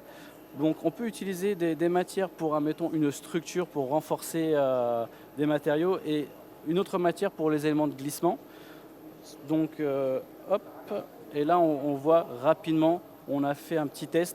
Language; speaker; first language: French; native; French